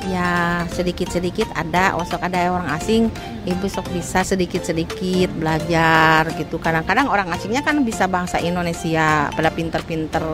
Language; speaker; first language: Indonesian; non-native, local second language; Sundanese